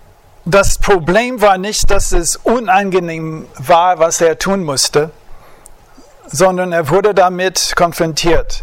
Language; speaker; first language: German; non-native, fluent; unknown